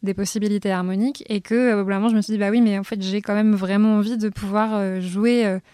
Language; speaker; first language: French; native; French